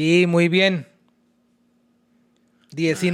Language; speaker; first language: Spanish; non-native, fluent; Hindi